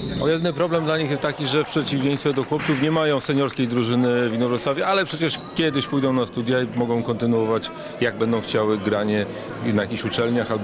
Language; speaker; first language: Polish; native; Polish